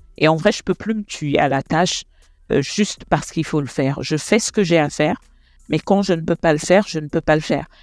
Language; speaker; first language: French; non-native, local second language; Lingala